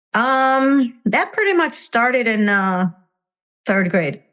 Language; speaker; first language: English; non-native, fluent; Hungarian